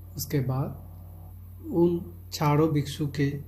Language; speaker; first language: Hindi; non-native, local second language; Chakma